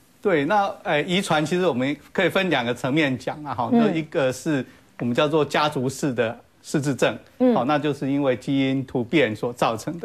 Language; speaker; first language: Chinese; native; Chinese